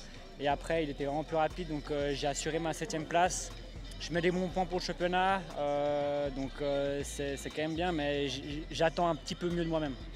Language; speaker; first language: French; native; French